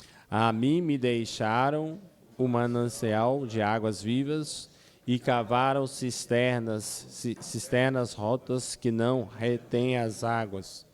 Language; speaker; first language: Portuguese; native; Portuguese